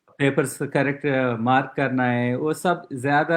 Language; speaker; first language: Hindi; non-native, local second language; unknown